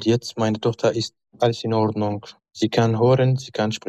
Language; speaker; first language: German; non-native, learner; Arabic